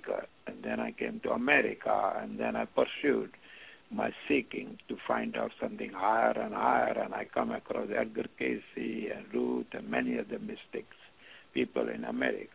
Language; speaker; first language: English; non-native, local second language; Gujarati